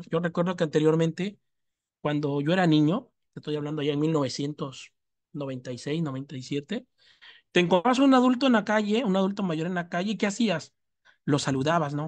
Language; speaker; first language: Spanish; native; Spanish